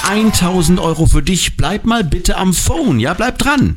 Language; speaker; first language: German; native; German